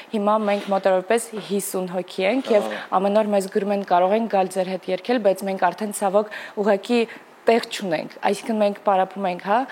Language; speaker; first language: Armenian; early bilingual, heritage; Armenian